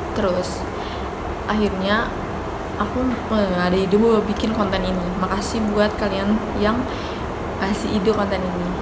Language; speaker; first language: Indonesian; native; Indonesian